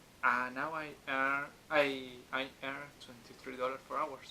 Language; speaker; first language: English; non-native, learner; Spanish